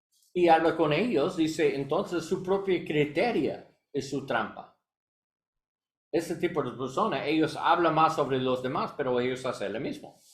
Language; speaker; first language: Spanish; non-native, learner; English